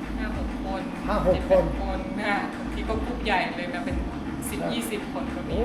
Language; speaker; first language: Thai; native; Thai